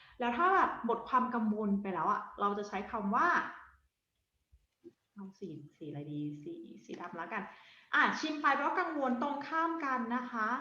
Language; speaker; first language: Thai; native; Thai